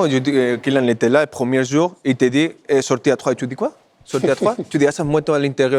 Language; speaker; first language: French; non-native, fluent; Spanish